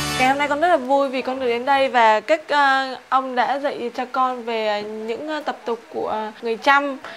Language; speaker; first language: Vietnamese; native; Vietnamese